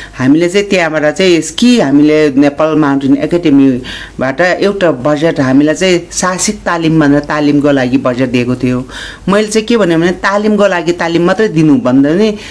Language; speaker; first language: Nepali; non-native, local second language; Sherpa